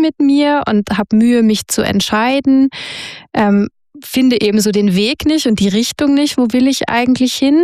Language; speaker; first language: German; native; German